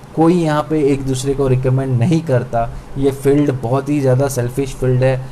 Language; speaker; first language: Hindi; non-native, local second language; Marathi